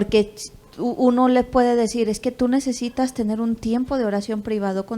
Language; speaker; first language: Spanish; native; Spanish